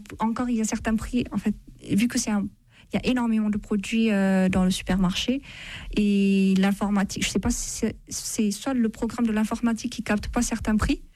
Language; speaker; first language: French; non-native, fluent; Amharic